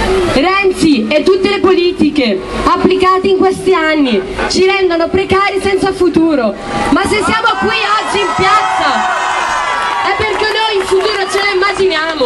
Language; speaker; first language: Italian; native; Italian